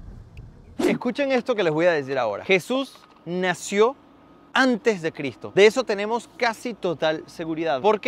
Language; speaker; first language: Spanish; native; Spanish